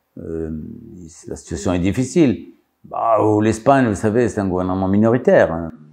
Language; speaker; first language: French; non-native, local second language; Arabic